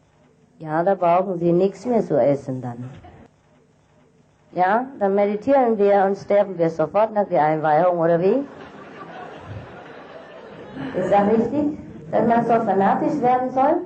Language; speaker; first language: German; non-native, fluent; Vietnamese